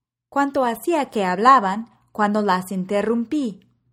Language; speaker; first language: English; native; English